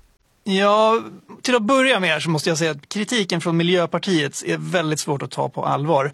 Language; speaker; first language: Swedish; native; Swedish